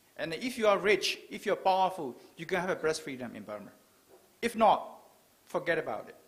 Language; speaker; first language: English; non-native, fluent; Burmese